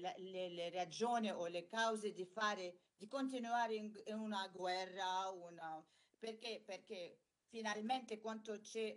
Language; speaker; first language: Italian; non-native, learner; Arabic